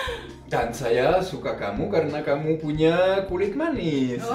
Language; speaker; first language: Indonesian; non-native, fluent; French